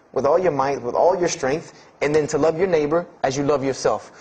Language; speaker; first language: English; native; English